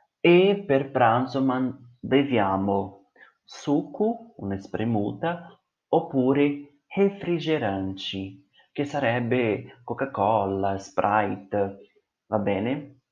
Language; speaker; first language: Italian; non-native, fluent; Portuguese